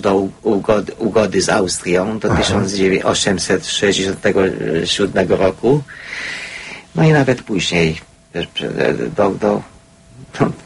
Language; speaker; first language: Polish; non-native, fluent; Hungarian